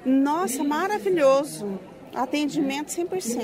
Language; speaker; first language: Portuguese; native; Portuguese